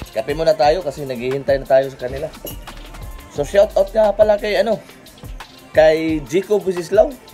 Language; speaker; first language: Filipino; non-native, local second language; Cebuano